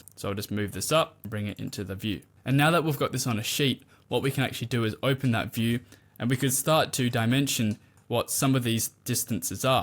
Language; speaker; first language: English; native; English